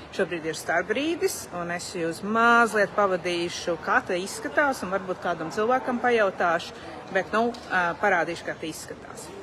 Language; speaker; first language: Latvian; early bilingual, heritage; Latvian